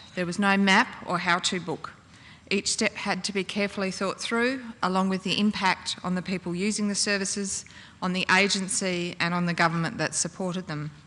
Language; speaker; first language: English; native; English